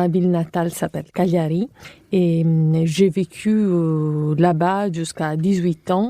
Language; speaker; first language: French; non-native, fluent; Italian